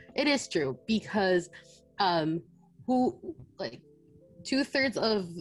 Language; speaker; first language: English; non-native, local second language; Filipino